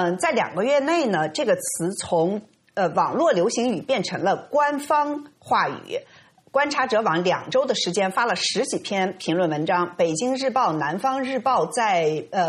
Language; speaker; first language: Chinese; native; Chinese